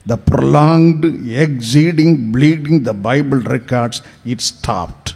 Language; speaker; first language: English; non-native, local second language; Malayalam